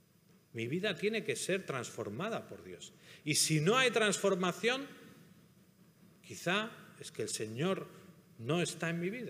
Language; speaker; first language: Spanish; native; Spanish